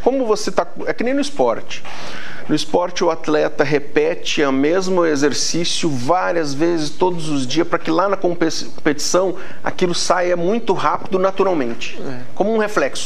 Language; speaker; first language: Portuguese; native; Portuguese